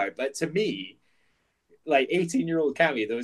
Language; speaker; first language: English; native; English